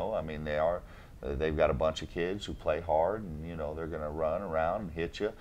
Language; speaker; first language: English; native; English